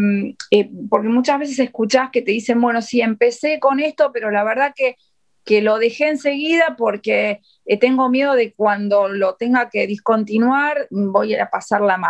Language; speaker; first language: Spanish; native; Spanish